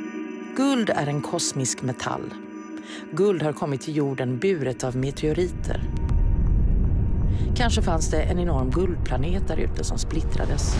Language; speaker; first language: Swedish; native; Swedish